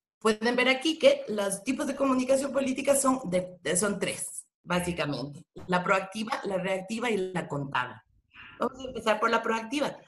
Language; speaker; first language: Spanish; native; Spanish